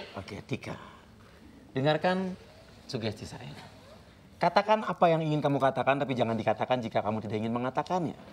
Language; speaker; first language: Indonesian; native; Indonesian